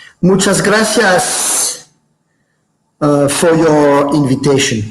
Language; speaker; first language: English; non-native, fluent; French